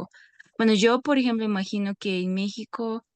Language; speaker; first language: Spanish; non-native, fluent; Russian